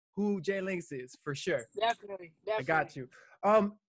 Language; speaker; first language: English; native; English